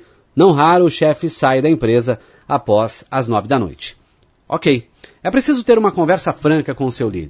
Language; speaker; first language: Portuguese; native; Portuguese